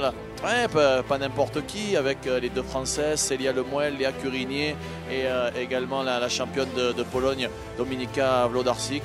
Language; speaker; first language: French; native; French